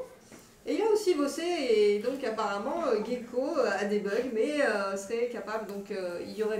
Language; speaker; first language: French; native; French